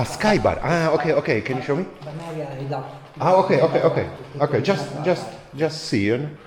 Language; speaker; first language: English; non-native, learner; Polish